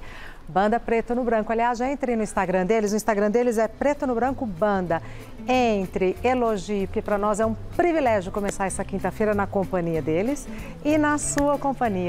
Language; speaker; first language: Portuguese; native; Portuguese